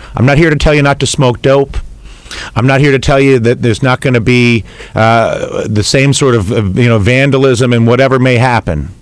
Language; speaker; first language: English; native; English